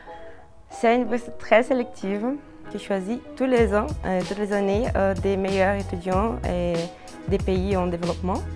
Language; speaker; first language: French; non-native, fluent; Portuguese